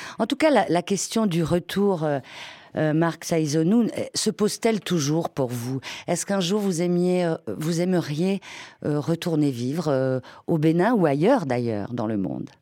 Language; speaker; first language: French; native; French